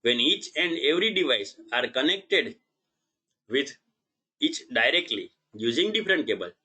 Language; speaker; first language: English; non-native, local second language; Gujarati